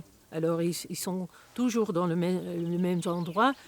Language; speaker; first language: French; non-native, learner; Spanish